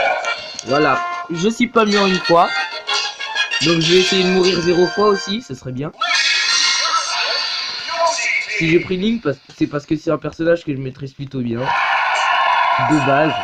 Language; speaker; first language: French; native; French